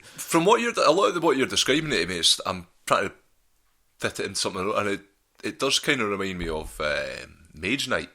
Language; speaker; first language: English; native; English